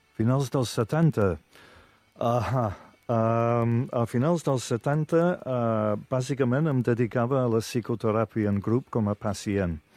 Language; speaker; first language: Catalan; non-native, fluent; English